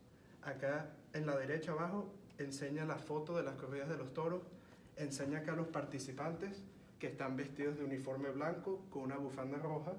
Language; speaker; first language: Spanish; early bilingual, heritage; Spanish